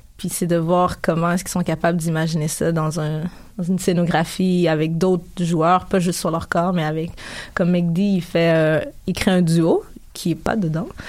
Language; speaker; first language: French; early bilingual, other home language; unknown